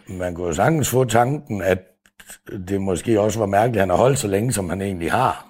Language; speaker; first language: Danish; native; Danish